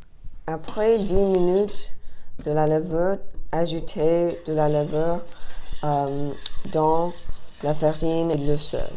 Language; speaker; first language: French; non-native, learner; English